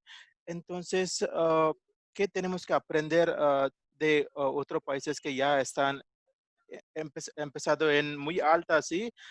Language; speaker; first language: Spanish; non-native, learner; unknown